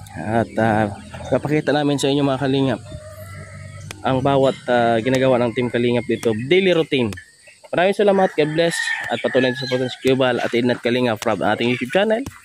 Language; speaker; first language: Filipino; non-native, local second language; Cebuano